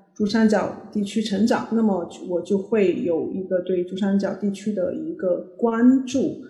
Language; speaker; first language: Chinese; native; Chinese